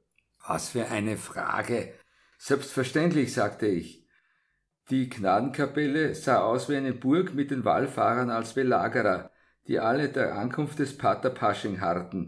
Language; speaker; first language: German; native; German